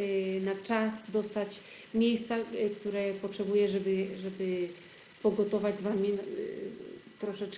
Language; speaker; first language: Polish; early bilingual, heritage; Polish